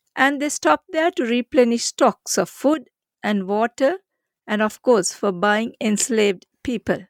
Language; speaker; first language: English; non-native, local second language; Sinhala